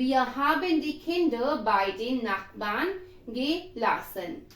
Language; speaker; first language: German; non-native, fluent; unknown